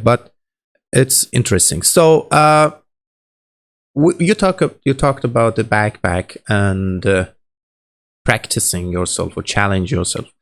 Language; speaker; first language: English; non-native, learner; Persian